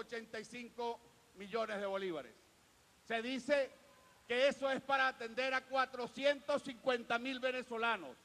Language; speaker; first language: Spanish; native; Spanish